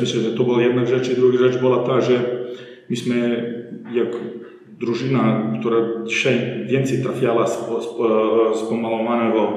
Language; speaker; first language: Polish; non-native, learner; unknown